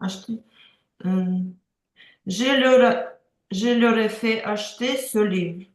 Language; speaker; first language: French; non-native, learner; Ukrainian